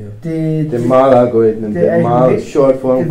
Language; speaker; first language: Danish; non-native, fluent; Romanian